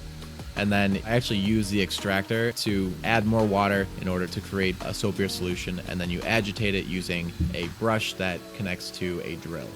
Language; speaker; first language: English; native; English